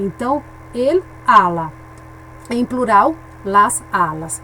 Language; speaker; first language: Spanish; non-native, fluent; Portuguese